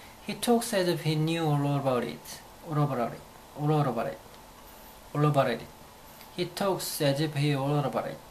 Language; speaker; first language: English; non-native, fluent; Korean